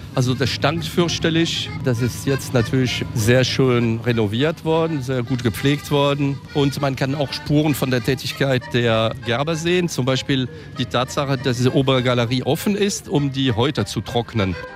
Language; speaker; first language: German; non-native, local second language; French